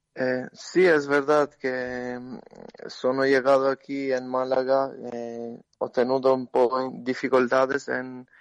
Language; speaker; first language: Spanish; non-native, learner; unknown